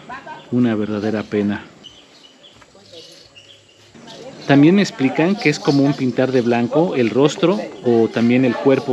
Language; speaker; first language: Spanish; native; Spanish